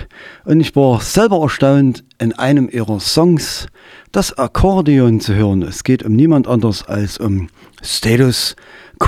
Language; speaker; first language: German; native; German